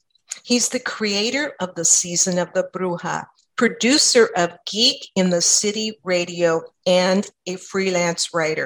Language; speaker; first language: English; native; English